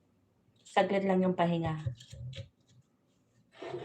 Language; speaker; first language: Filipino; non-native, local second language; Bikol